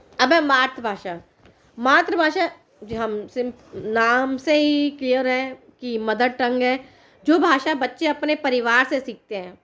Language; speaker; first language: Hindi; native; Hindi